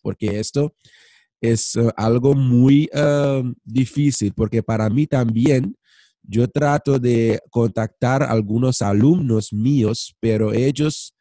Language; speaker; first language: Spanish; non-native, fluent; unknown